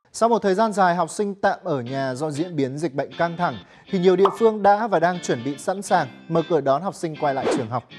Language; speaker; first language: Vietnamese; native; Vietnamese